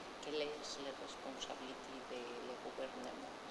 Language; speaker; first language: French; non-native, fluent; Spanish